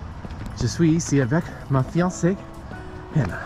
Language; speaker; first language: French; non-native, learner; English